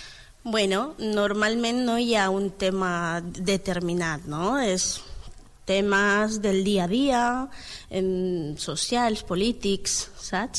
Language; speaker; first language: Catalan; non-native, learner; Spanish